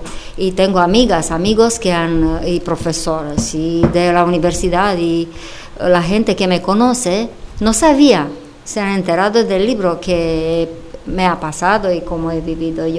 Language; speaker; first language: Spanish; non-native, fluent; Romanian